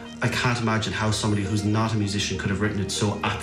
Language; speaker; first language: English; native; English